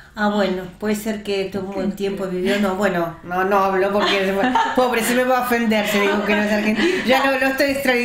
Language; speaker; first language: Spanish; early bilingual, heritage; Russian